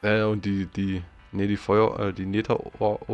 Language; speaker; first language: German; native; German